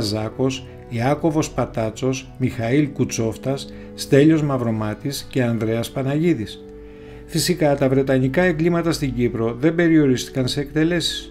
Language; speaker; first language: Greek; native; Greek